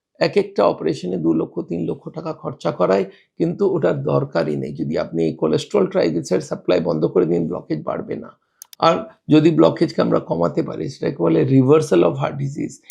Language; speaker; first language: Bangla; non-native, local second language; Hindi